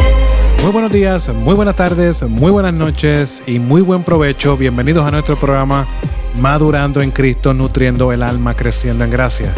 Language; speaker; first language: Spanish; native; Spanish